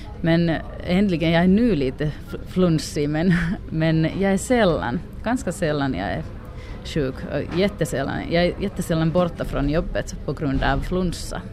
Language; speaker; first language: Swedish; non-native, local second language; Finnish